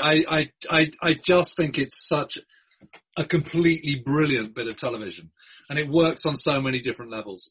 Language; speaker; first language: English; native; English